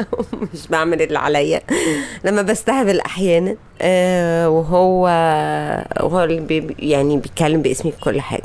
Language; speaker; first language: Arabic; native; Arabic